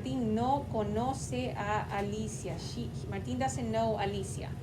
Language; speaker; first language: Spanish; non-native, fluent; English